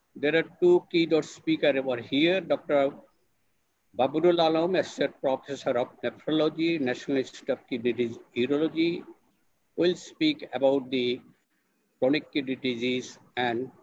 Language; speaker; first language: English; non-native, local second language; Bangla